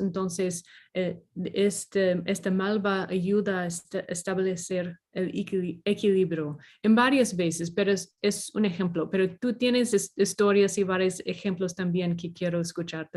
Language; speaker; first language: Spanish; non-native, learner; English